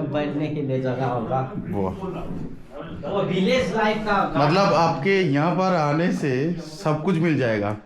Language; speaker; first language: Hindi; non-native, local second language; Bangla